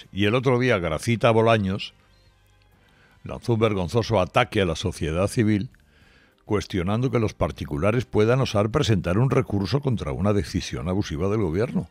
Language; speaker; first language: Spanish; native; Spanish